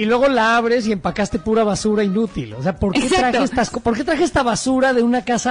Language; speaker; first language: Spanish; native; Spanish